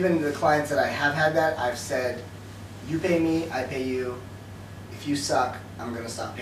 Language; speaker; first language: English; native; English